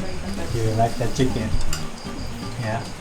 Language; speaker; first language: English; non-native, learner; Japanese